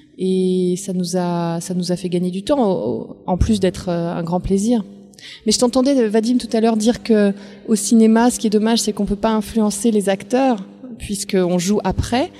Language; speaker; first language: French; native; French